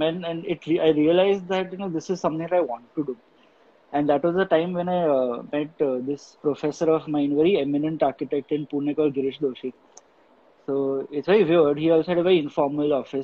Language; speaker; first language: English; non-native, local second language; Gujarati